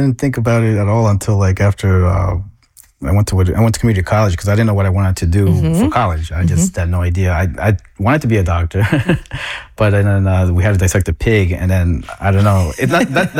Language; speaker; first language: English; non-native, local second language; Spanish